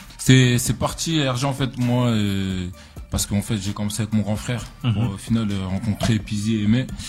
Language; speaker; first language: French; native; French